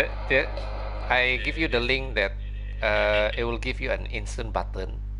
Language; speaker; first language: English; non-native, local second language; Malay